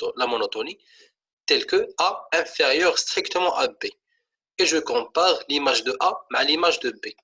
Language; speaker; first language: French; non-native, local second language; Arabic